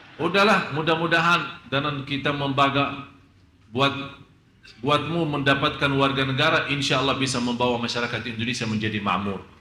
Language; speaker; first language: Malay; non-native, fluent; Arabic